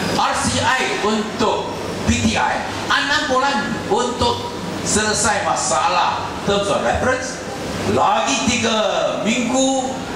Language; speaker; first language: Malay; non-native, local second language; Chinese